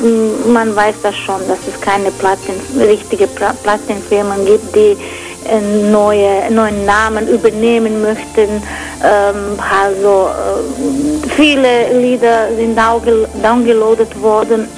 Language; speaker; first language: German; non-native, fluent; Croatian